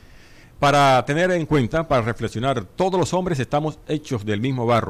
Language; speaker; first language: Spanish; native; Spanish